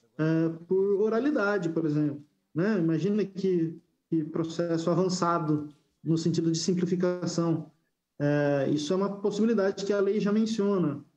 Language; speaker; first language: Portuguese; native; Portuguese